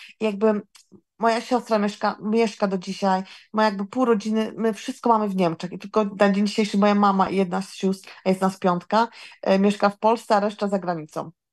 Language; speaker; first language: Polish; native; Polish